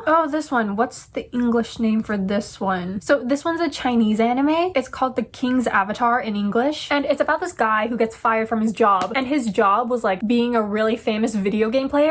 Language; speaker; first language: English; native; English